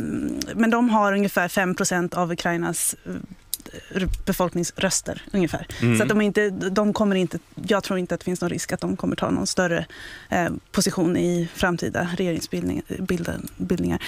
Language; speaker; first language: Swedish; native; Swedish